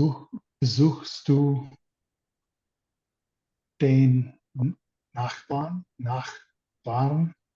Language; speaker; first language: German; non-native, learner; English